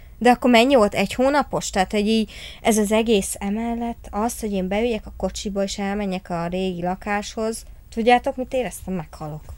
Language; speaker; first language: Hungarian; native; Hungarian